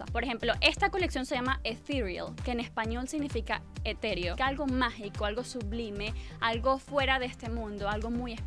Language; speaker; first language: Spanish; native; Spanish